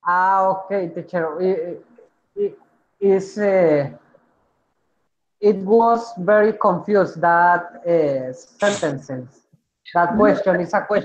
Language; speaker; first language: English; non-native, learner; Spanish